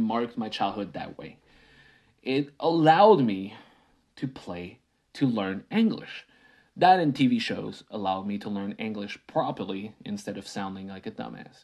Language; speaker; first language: English; non-native, fluent; French